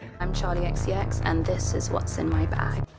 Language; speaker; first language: English; non-native, learner; Ukrainian